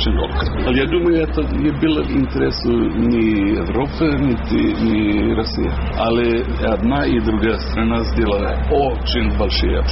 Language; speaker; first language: Russian; non-native, learner; Serbian